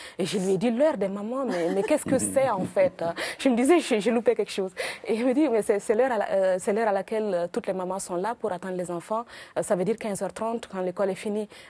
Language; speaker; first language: French; non-native, local second language; Mossi